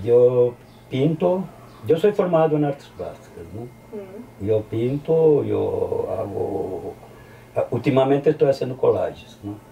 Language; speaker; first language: Spanish; early bilingual, heritage; Spanish